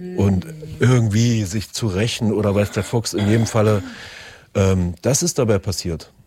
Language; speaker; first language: German; native; German